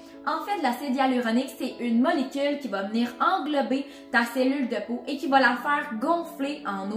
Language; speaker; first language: French; native; French